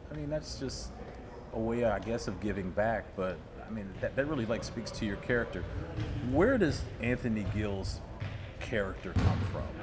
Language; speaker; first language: English; native; English